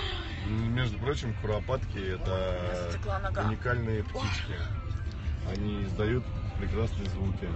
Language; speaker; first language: Russian; native; Russian